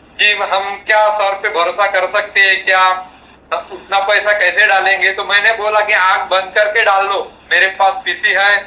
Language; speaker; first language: Hindi; non-native, local second language; Marathi